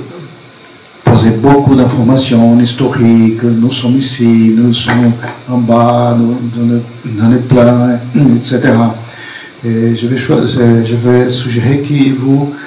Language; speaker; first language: French; non-native, fluent; Portuguese